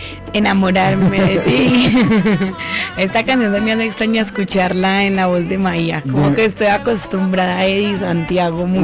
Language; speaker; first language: Spanish; native; Spanish